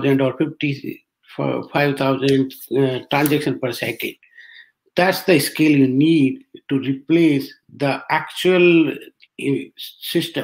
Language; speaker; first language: English; non-native, local second language; Hindi